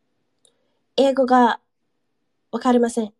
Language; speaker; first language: Japanese; non-native, learner; English